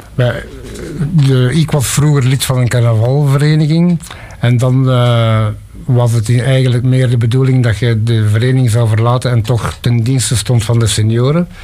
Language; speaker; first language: Dutch; native; Dutch